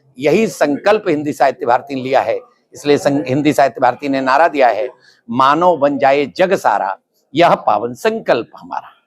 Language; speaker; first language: Hindi; native; Hindi